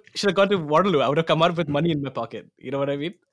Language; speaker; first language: English; non-native, local second language; Assamese